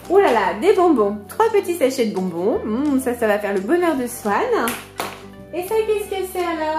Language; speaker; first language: French; native; French